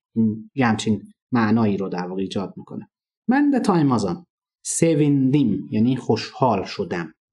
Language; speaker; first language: Persian; non-native, local second language; Azerbaijani